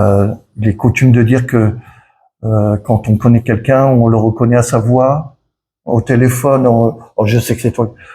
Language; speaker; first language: French; native; French